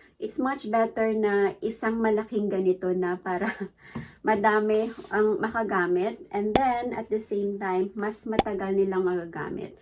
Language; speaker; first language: Filipino; native; Filipino